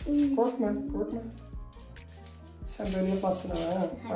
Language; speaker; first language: Turkish; early bilingual, heritage; Turkish